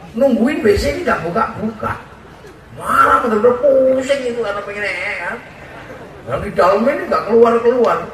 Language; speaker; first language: Indonesian; native; Indonesian